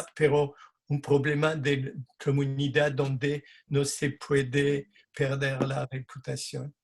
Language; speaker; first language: Spanish; non-native, fluent; French